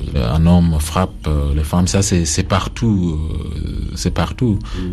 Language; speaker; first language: French; non-native, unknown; Acoli